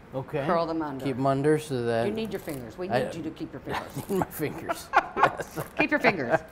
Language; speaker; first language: English; native; English